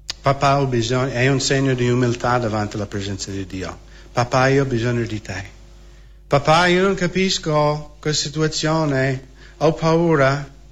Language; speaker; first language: Italian; non-native, fluent; English